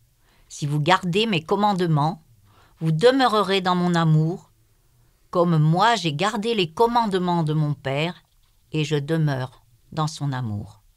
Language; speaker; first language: French; native; French